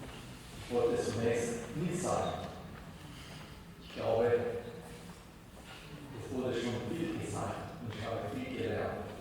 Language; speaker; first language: German; non-native, fluent; Spanish